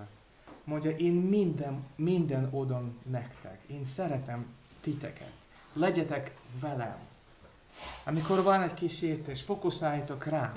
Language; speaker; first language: Hungarian; non-native, learner; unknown